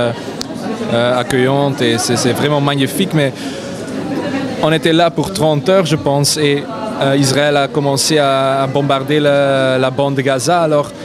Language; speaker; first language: French; non-native, local second language; Dutch